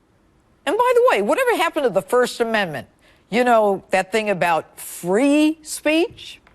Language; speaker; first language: English; native; English